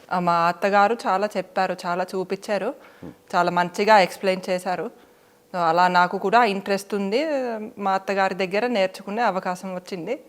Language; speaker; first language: Telugu; non-native, fluent; Finnish